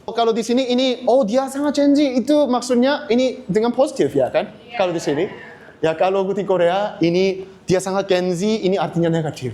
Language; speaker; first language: Indonesian; non-native, learner; Korean